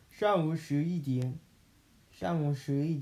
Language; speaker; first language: Chinese; non-native, learner; Korean